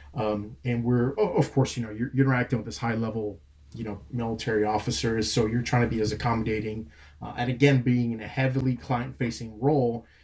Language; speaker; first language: English; non-native, fluent; Spanish